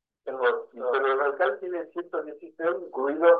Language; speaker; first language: Spanish; native; Spanish